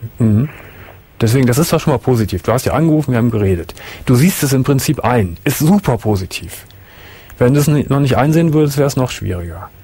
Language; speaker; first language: German; native; German